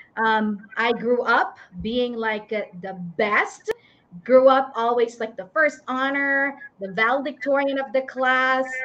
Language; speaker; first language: English; non-native, local second language; Iloko